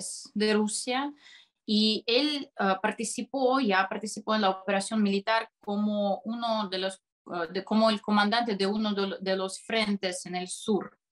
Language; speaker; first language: Spanish; non-native, fluent; Russian